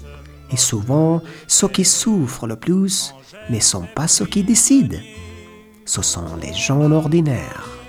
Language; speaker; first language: French; non-native, learner; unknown